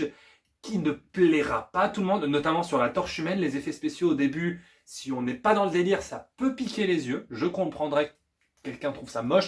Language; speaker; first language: French; native; French